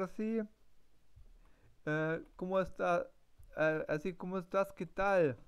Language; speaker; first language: Spanish; non-native, learner; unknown